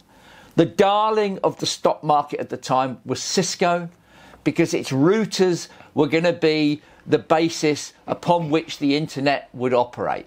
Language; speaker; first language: English; native; English